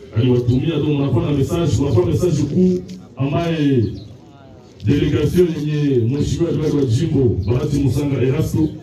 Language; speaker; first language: Swahili; native; Swahili